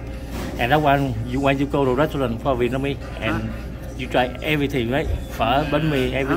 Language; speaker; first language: English; non-native, learner; Vietnamese